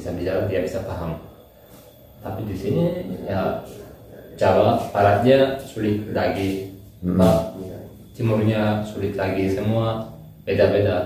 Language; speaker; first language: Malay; non-native, learner; Turkish